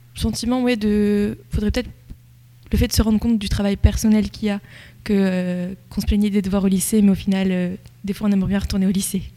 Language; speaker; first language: French; native; French